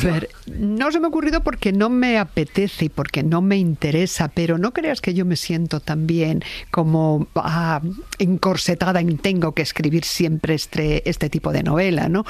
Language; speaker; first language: Spanish; native; Spanish